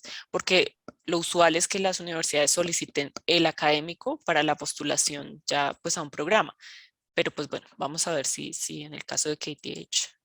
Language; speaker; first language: Spanish; native; Spanish